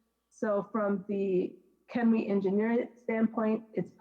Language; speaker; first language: English; native; English